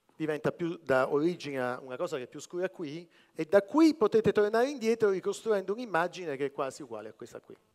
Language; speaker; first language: Italian; native; Italian